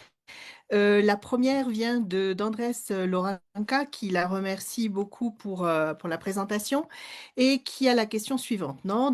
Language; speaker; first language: French; non-native, fluent; Spanish